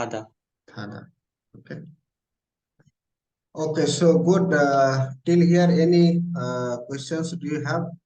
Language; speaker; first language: English; non-native, local second language; Hindi